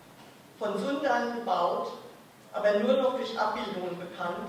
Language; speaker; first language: German; native; German